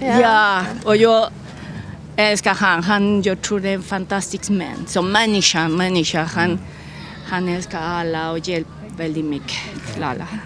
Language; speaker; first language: Swedish; non-native, learner; Spanish